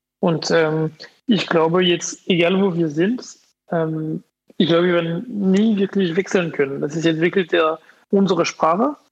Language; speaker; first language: German; non-native, fluent; French